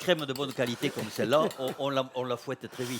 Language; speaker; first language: French; native; French